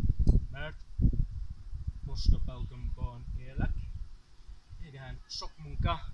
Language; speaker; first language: Hungarian; non-native, learner; Welsh